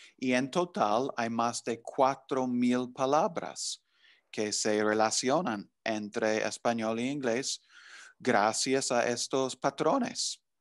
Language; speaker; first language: Spanish; non-native, fluent; English